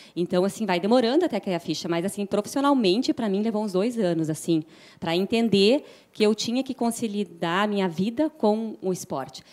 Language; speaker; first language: Portuguese; native; Portuguese